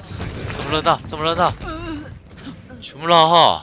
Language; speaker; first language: Chinese; native; Chinese